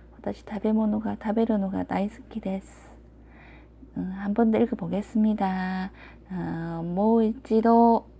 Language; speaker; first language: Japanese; non-native, learner; Korean